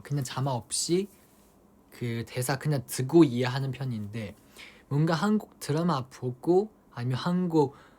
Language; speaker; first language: Korean; non-native, fluent; Chinese